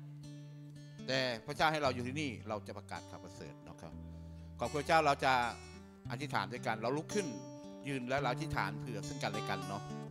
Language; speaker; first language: Thai; native; Thai